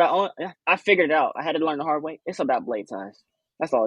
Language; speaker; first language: English; native; English